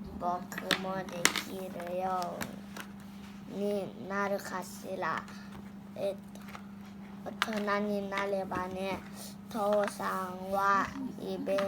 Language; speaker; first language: Japanese; non-native, learner; Thai